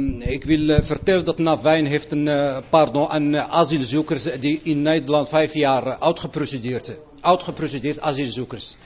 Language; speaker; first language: Dutch; non-native, fluent; Arabic